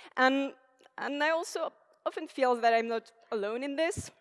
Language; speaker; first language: English; non-native, fluent; French